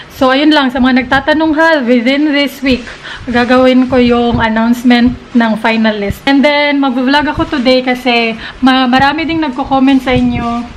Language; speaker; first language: Filipino; non-native, local second language; Cebuano